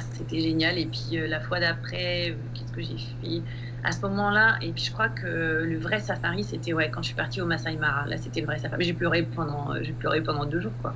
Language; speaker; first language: French; native; French